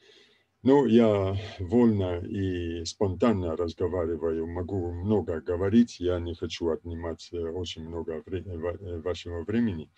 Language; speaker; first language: Russian; non-native, fluent; Italian